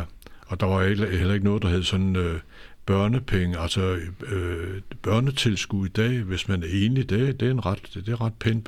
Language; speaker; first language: Danish; native; Danish